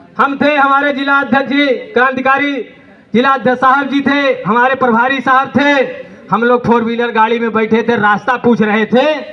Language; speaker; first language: Hindi; native; Hindi